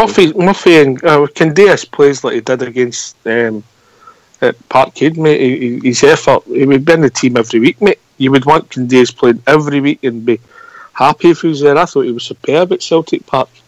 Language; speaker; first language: English; native; English